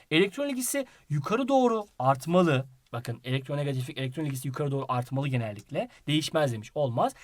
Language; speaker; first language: Turkish; native; Turkish